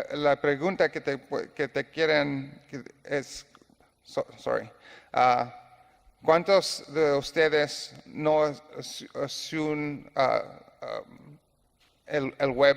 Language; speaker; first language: Spanish; non-native, learner; English